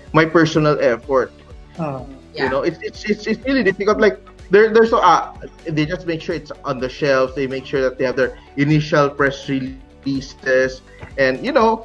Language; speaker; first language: English; non-native, local second language; Cebuano